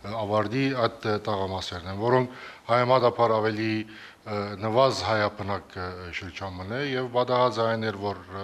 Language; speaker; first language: Armenian; early bilingual, heritage; Armenian